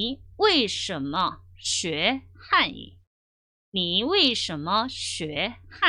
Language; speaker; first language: Chinese; non-native, fluent; Korean